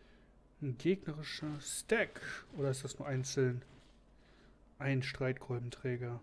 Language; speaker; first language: German; native; German